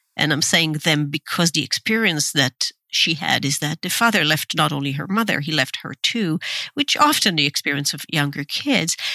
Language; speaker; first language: English; non-native, fluent; Hebrew